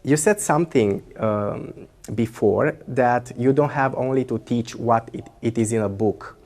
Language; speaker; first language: English; non-native, fluent; Romanian